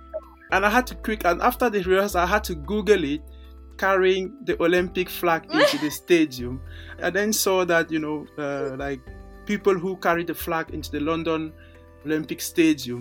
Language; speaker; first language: English; non-native, local second language; French